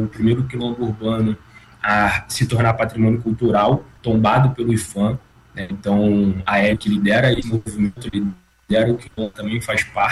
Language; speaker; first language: Portuguese; native; Portuguese